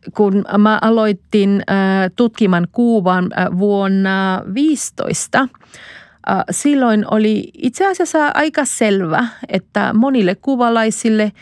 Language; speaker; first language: Finnish; non-native, fluent; Spanish